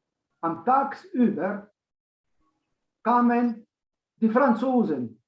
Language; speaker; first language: German; non-native, learner; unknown